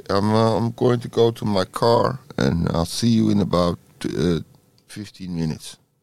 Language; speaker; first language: English; non-native, fluent; Dutch